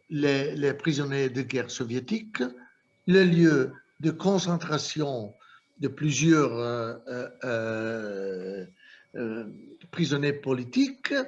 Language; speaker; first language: French; non-native, fluent; Italian